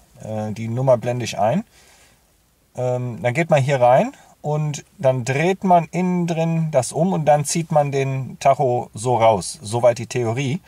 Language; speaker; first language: German; native; German